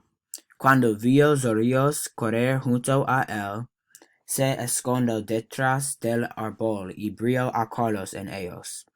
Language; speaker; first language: Spanish; non-native, learner; English